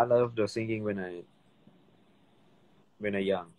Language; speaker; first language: English; non-native, learner; Thai